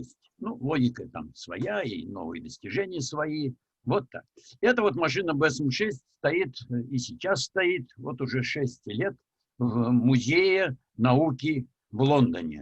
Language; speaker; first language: Russian; native; Russian